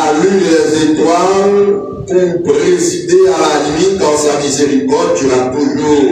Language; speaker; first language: French; non-native, local second language; Haitian Creole